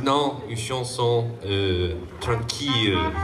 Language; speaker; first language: French; non-native, learner; English